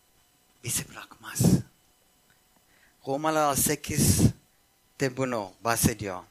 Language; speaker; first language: Turkish; non-native, fluent; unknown